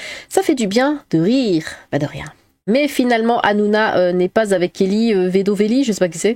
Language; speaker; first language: French; native; French